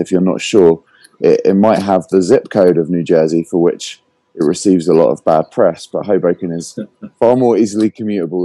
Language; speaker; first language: English; native; English